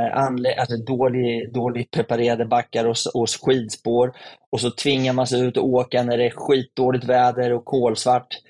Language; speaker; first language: Swedish; native; Swedish